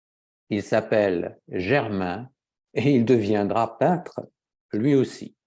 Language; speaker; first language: French; native; French